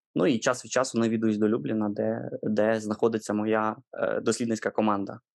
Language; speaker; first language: Ukrainian; native; Ukrainian